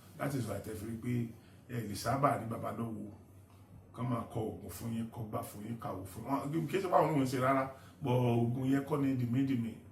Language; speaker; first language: Yoruba; non-native, local second language; Igbo